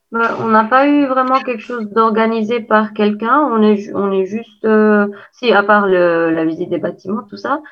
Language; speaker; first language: French; non-native, fluent; Albanian